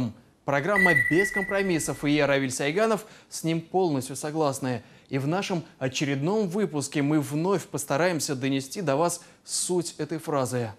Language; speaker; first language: Russian; native; Russian